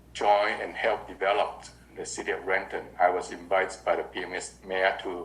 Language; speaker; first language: English; non-native, learner; Vietnamese